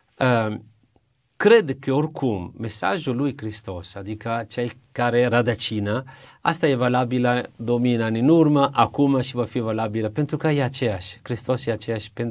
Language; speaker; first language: Romanian; non-native, fluent; Italian